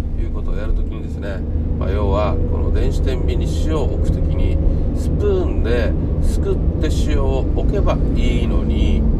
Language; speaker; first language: Japanese; native; Japanese